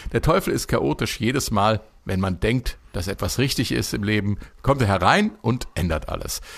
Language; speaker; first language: German; native; German